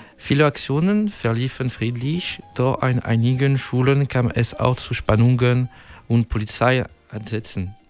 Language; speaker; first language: German; non-native, learner; French